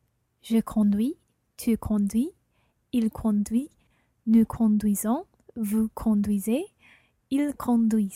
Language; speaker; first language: French; non-native, learner; English